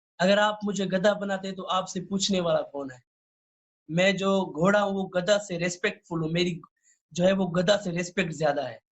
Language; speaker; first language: Urdu; non-native, local second language; Sindhi